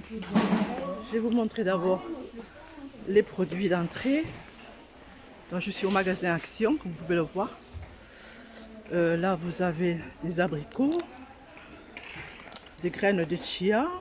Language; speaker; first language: French; native; French